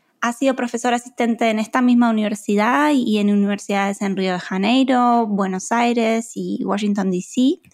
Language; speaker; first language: Spanish; native; Spanish